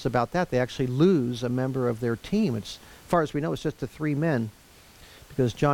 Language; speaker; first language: English; native; English